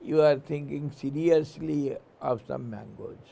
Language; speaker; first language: English; non-native, local second language; Hindi